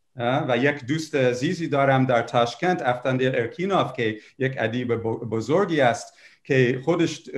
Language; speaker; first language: Persian; non-native, fluent; English